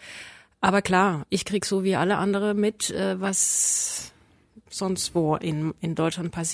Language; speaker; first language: German; non-native, fluent; French